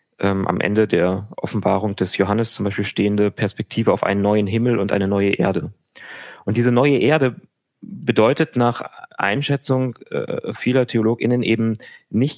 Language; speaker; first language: German; native; German